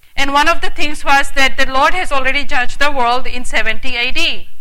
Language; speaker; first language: English; early bilingual, heritage; English